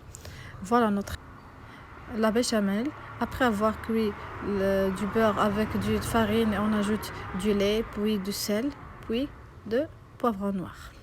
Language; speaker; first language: French; non-native, local second language; Arabic